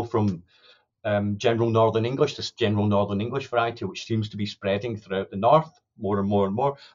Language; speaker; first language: English; native; English